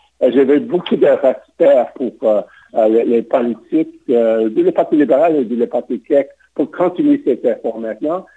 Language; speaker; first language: French; non-native, local second language; English